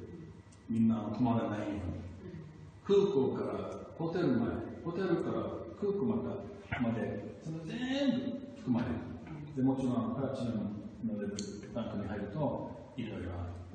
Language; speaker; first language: Japanese; non-native, fluent; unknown